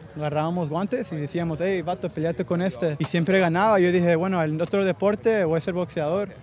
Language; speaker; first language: Spanish; early bilingual, heritage; Spanish